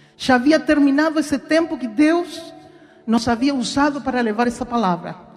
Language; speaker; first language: Portuguese; non-native, fluent; Spanish